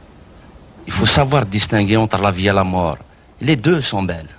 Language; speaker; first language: French; non-native, local second language; Kabyle